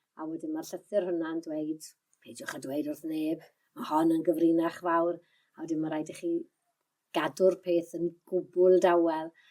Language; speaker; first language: Welsh; native; Welsh